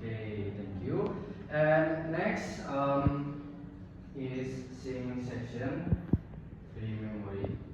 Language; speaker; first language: English; non-native, learner; Indonesian